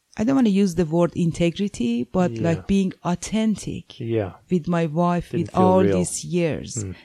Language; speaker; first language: English; non-native, fluent; Persian